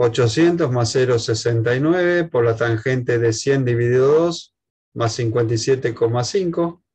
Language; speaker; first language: Spanish; native; Spanish